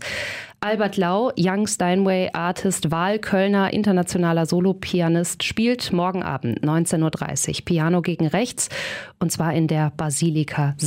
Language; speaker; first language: German; native; German